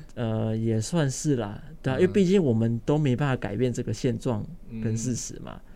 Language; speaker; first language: Chinese; non-native, local second language; Min Nan Chinese